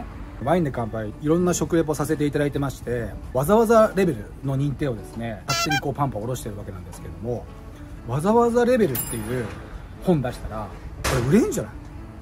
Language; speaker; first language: Japanese; native; Japanese